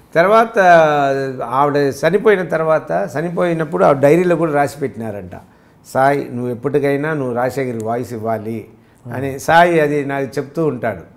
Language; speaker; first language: Telugu; native; Telugu